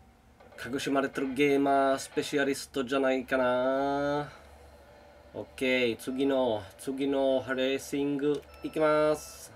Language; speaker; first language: Japanese; non-native, learner; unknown